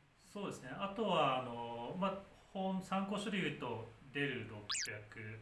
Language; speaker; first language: Japanese; native; Japanese